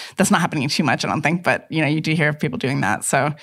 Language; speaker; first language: English; native; English